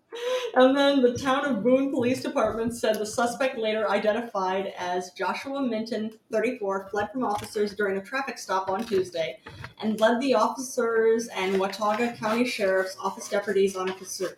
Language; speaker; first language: English; native; English